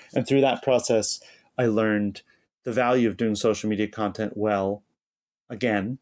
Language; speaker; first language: English; native; English